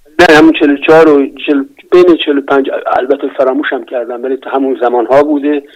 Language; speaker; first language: Persian; native; Persian